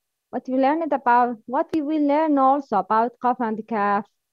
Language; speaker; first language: English; non-native, learner; Arabic